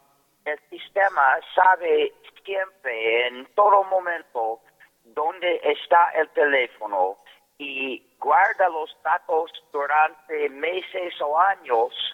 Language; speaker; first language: Spanish; non-native, fluent; English